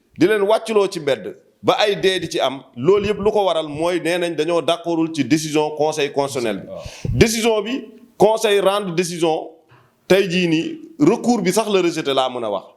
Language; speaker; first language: Wolof; non-native, local second language; Fula